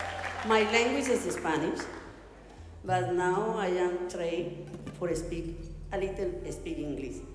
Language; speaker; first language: English; non-native, learner; Spanish